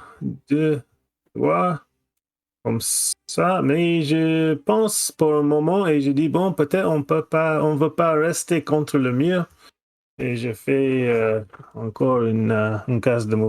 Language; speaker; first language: French; non-native, fluent; English